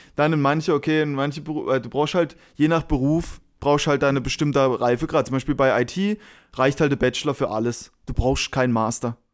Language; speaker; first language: German; native; German